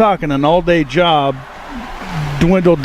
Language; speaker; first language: English; native; English